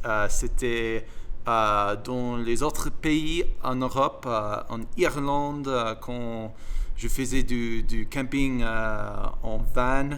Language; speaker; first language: French; non-native, fluent; English